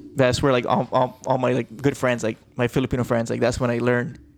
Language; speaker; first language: English; native; English